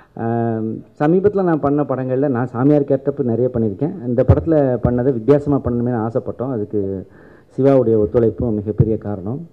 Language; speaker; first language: Tamil; native; Tamil